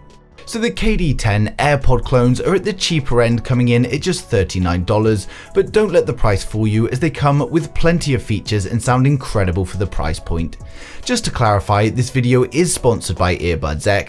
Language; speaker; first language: English; native; English